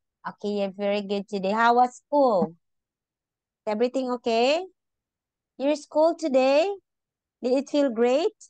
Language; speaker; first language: English; non-native, local second language; Filipino